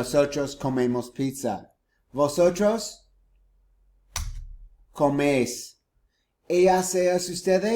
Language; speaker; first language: Spanish; non-native, fluent; English